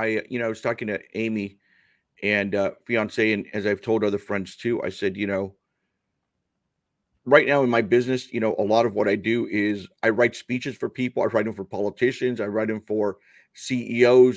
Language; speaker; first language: English; early bilingual, other home language; Spanish